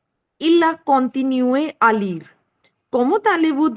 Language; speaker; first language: French; non-native, learner; Hindi